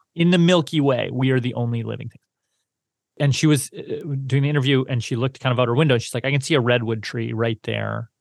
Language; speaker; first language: English; native; English